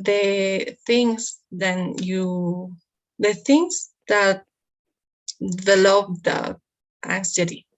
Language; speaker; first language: English; non-native, learner; Spanish